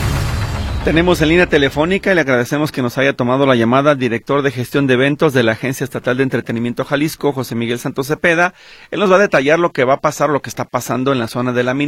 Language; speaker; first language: Spanish; native; Spanish